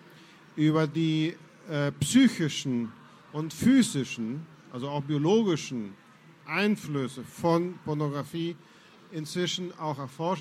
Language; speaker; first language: German; non-native, fluent; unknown